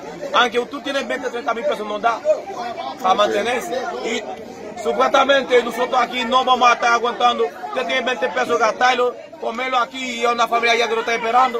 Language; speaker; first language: Spanish; non-native, learner; Haitian Creole